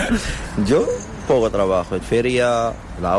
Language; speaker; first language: Spanish; non-native, learner; Arabic